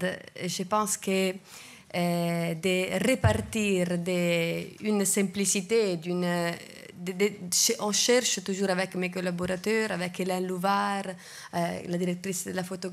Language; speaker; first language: French; non-native, fluent; Italian